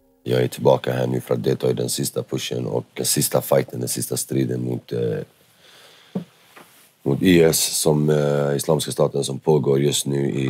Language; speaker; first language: Swedish; early bilingual, other home language; Kurdish